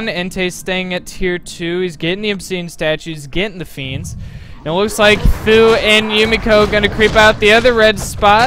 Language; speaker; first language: English; native; English